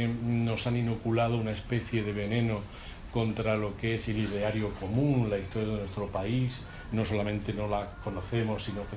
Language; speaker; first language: Spanish; native; Spanish